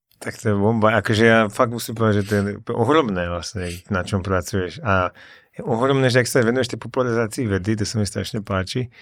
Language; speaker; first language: Slovak; native; Slovak